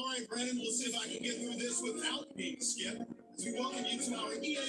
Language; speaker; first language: English; native; English